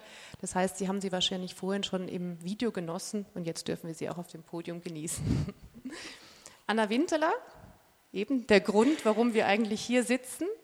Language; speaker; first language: German; native; German